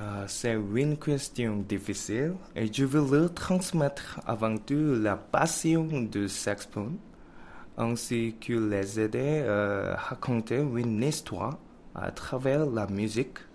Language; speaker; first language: French; non-native, learner; Korean